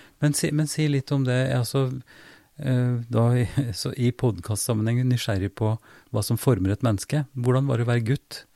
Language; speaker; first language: Norwegian; native; Norwegian